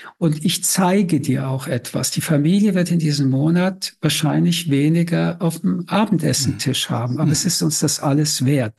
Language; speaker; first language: German; early bilingual, other home language; French